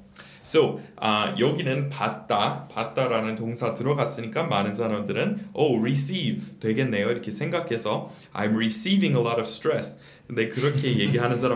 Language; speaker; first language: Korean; non-native, fluent; English